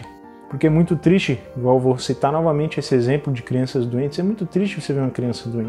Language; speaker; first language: Portuguese; native; Portuguese